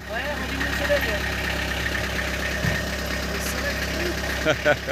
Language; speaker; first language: French; native; French